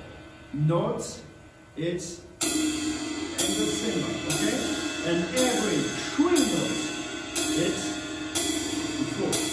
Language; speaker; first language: English; non-native, learner; French